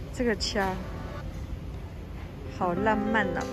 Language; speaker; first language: Chinese; non-native, fluent; French